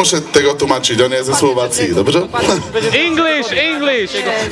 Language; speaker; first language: Polish; non-native, learner; Slovak